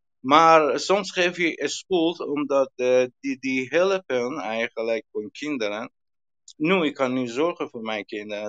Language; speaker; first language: Dutch; non-native, learner; Persian